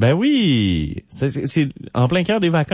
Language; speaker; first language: French; native; French